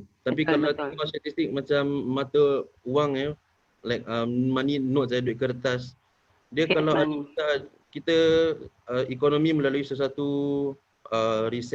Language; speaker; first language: Malay; native; Malay